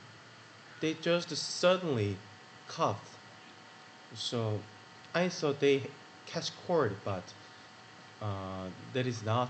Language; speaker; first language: English; non-native, learner; Korean